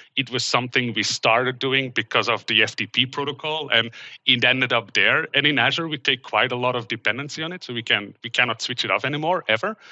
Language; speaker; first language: English; non-native, fluent; Dutch